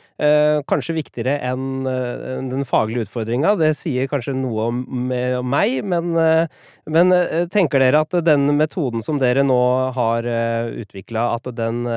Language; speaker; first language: Norwegian; native; Norwegian